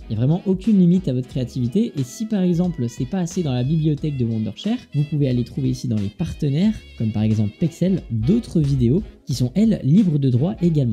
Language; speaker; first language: French; native; French